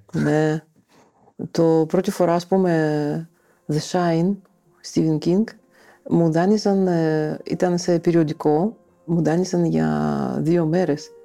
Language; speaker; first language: Greek; non-native, fluent; Russian